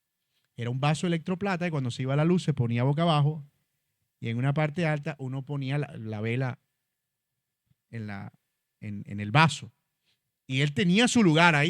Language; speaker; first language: Spanish; native; Spanish